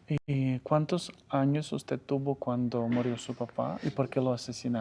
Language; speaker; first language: Spanish; non-native, fluent; Ukrainian